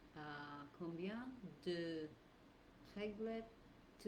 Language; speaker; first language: French; non-native, learner; English